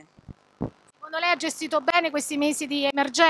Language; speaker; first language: Italian; native; Italian